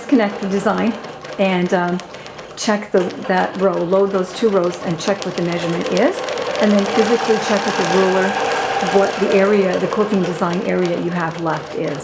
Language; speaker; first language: English; native; English